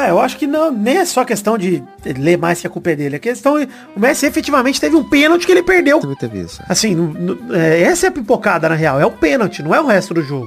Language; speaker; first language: Portuguese; native; Portuguese